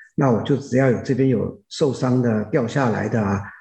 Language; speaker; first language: Chinese; native; Chinese